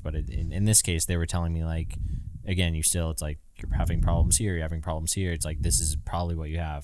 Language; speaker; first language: English; native; English